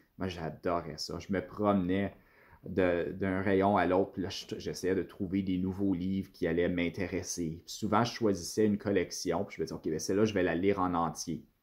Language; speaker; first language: French; native; French